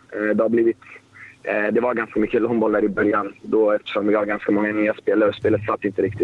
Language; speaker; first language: Swedish; native; Swedish